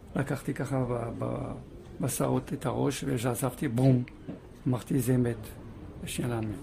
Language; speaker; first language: Hebrew; non-native, fluent; French